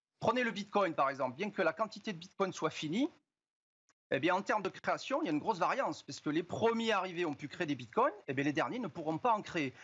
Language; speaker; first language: French; native; French